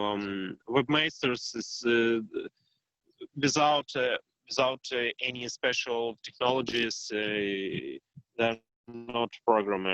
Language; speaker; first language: English; non-native, learner; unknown